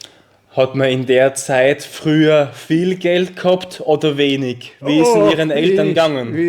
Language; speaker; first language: German; native; German